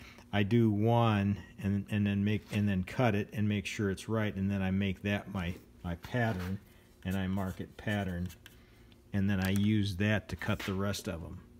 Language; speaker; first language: English; native; English